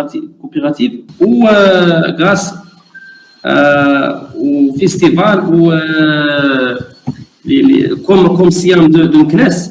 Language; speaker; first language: French; non-native, learner; Arabic